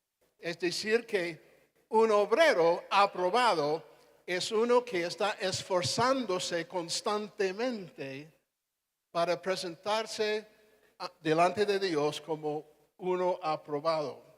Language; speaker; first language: Spanish; non-native, fluent; English